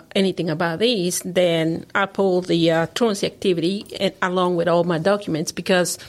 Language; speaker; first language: English; non-native, fluent; Spanish